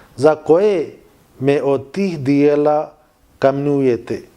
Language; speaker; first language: Bosnian; non-native, learner; Urdu